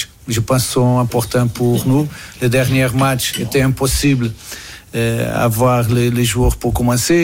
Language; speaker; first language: French; non-native, learner; Portuguese